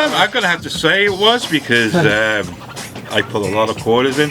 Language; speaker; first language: English; non-native, fluent; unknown